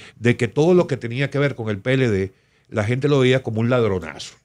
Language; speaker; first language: Spanish; native; Spanish